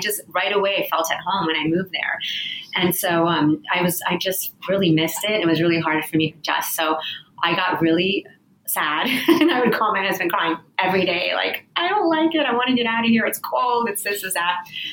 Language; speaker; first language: English; early bilingual, other home language; Spanish